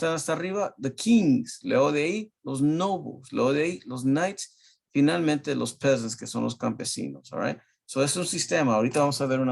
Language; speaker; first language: Spanish; early bilingual, heritage; Spanish